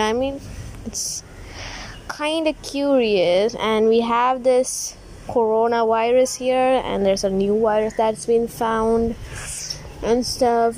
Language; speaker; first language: English; non-native, local second language; Tamil